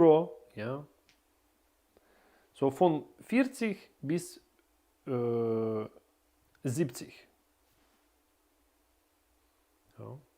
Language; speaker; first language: German; non-native, learner; Russian